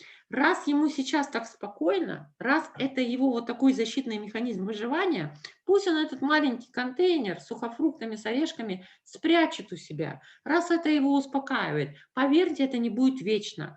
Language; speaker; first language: Russian; native; Russian